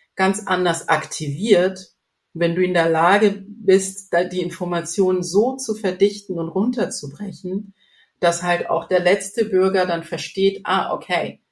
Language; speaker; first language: German; non-native, fluent; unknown